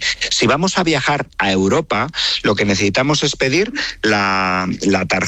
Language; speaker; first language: Spanish; native; Spanish